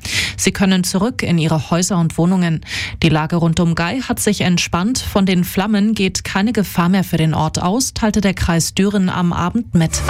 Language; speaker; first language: German; native; German